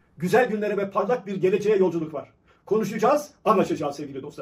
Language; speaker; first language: Turkish; native; Turkish